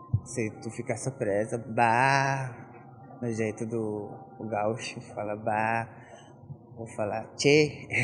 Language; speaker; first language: Portuguese; non-native, fluent; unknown